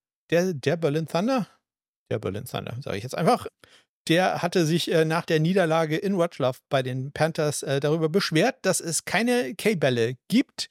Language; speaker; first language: German; native; German